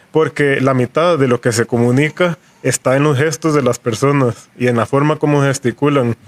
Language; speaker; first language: Spanish; native; Spanish